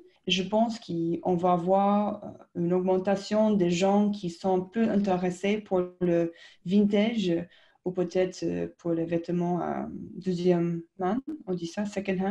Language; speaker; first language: French; non-native, fluent; English